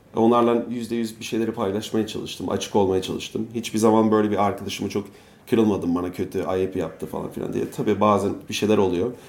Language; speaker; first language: Turkish; non-native, fluent; English